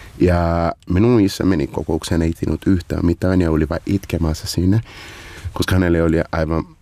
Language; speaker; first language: Finnish; non-native, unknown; Portuguese